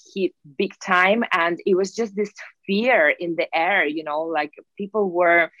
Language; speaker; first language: English; non-native, fluent; Russian